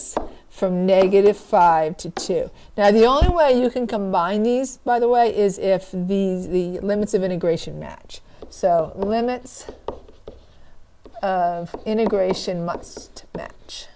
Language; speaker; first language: English; native; English